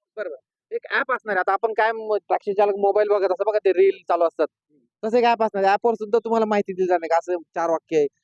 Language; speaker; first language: Marathi; native; Marathi